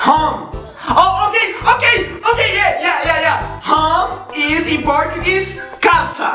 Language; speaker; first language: English; non-native, learner; Portuguese